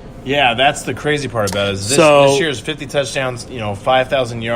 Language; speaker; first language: English; native; English